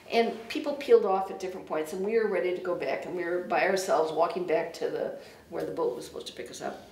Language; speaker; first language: English; native; English